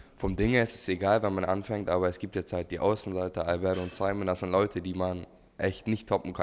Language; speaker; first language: German; native; German